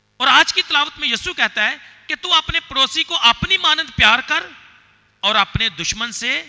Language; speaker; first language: Urdu; non-native, local second language; Punjabi